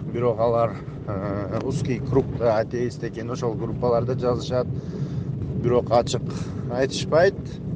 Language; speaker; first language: Kyrgyz; non-native, local second language; Uzbek